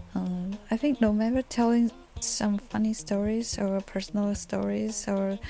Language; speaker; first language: English; non-native, fluent; Chinese